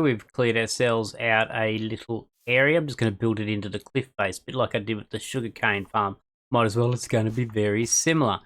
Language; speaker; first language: English; native; English